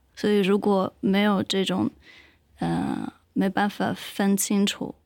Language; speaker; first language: Chinese; non-native, fluent; Russian